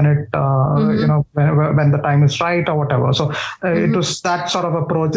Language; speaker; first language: English; non-native, local second language; Malayalam